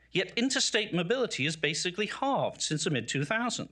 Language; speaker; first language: English; native; English